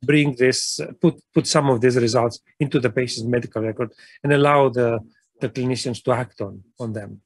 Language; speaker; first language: English; non-native, fluent; Greek